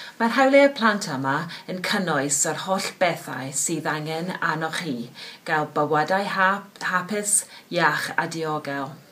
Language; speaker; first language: Welsh; non-native, learner; English